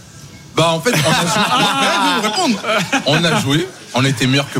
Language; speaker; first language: French; native; French